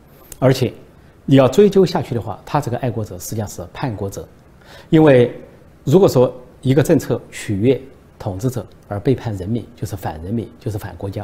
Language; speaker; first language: Chinese; native; Chinese